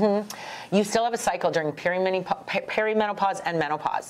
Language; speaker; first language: English; native; English